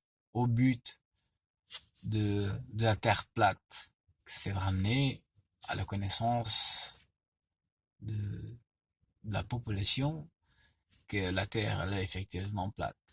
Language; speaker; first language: French; non-native, fluent; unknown